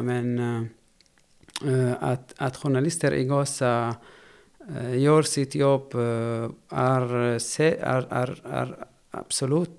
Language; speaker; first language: Swedish; non-native, fluent; Arabic